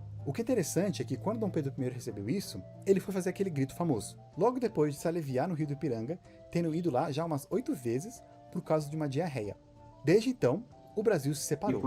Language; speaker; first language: Portuguese; native; Portuguese